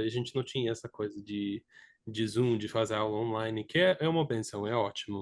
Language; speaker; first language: Portuguese; non-native, fluent; English